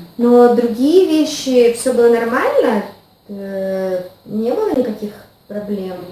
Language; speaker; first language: Russian; native; Russian